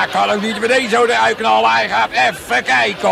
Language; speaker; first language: Dutch; native; Dutch